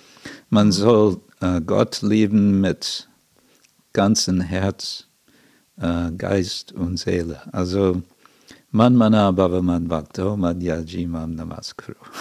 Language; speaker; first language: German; non-native, fluent; English